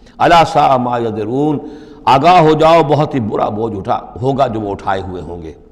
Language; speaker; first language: Urdu; native; Urdu